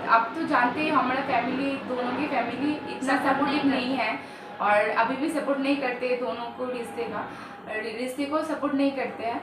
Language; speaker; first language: Hindi; non-native, local second language; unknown